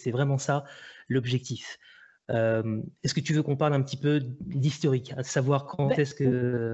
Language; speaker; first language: French; native; French